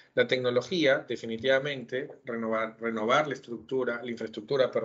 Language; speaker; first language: Spanish; native; Spanish